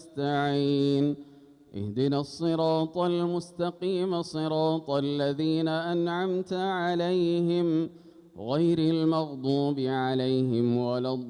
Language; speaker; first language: Arabic; native; Arabic